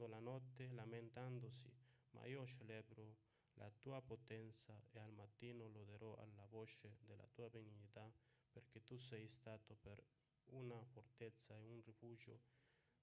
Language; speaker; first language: Italian; non-native, fluent; Spanish